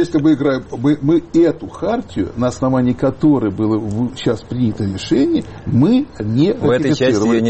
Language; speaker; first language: Russian; native; Russian